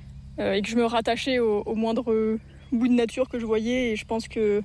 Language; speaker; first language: French; native; French